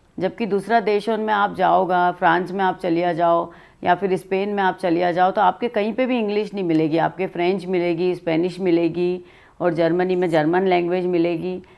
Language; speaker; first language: Hindi; native; Hindi